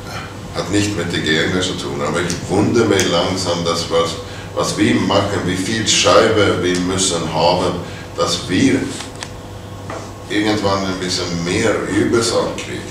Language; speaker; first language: German; non-native, fluent; Swedish